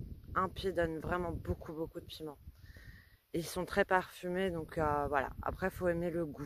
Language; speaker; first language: French; native; French